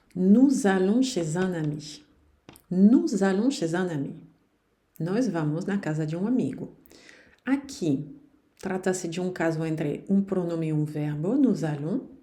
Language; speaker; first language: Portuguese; non-native, fluent; French